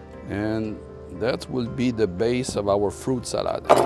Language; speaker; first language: English; non-native, fluent; French